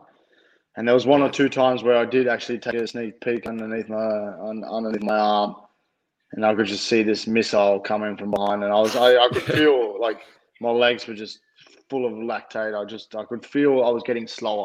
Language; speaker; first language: English; native; English